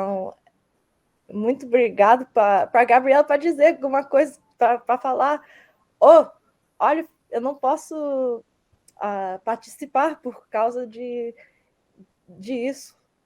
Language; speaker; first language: Portuguese; early bilingual, heritage; Portuguese